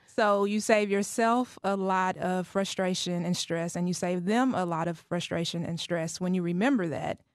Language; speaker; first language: English; native; English